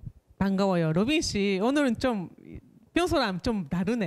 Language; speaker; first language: Korean; non-native, fluent; Japanese